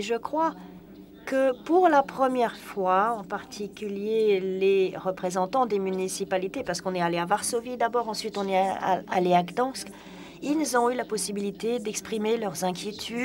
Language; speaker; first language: French; non-native, fluent; Polish